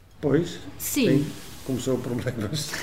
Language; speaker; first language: Portuguese; non-native, learner; Dutch